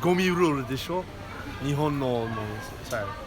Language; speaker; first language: Japanese; non-native, learner; English